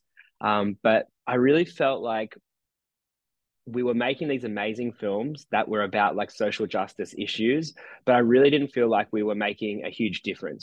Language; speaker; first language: English; native; English